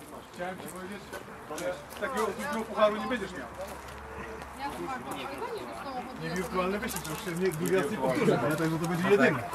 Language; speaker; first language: Polish; native; Polish